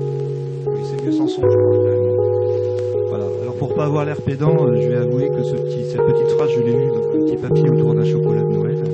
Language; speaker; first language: French; native; French